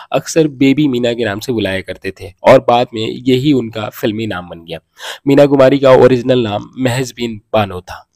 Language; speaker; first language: Hindi; native; Hindi